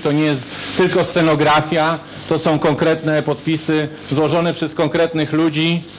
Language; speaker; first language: Polish; native; Polish